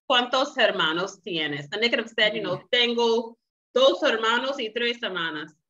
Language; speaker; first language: Spanish; non-native, learner; English